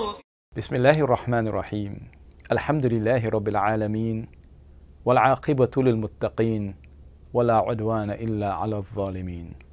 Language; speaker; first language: Arabic; non-native, fluent; English